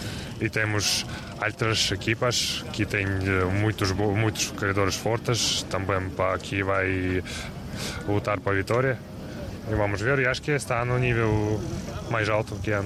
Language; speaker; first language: Portuguese; non-native, learner; Russian